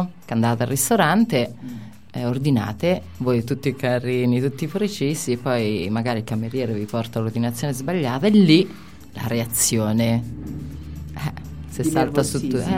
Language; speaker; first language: Italian; native; Italian